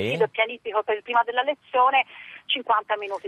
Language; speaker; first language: Italian; native; Italian